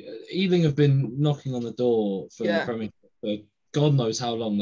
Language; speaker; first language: English; native; English